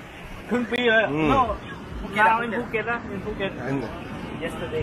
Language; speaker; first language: English; non-native, learner; Chinese